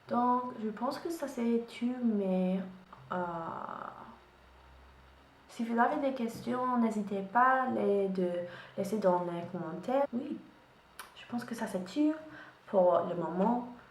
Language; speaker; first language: French; non-native, learner; English